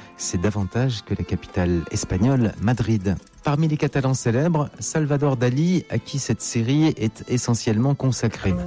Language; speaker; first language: French; native; French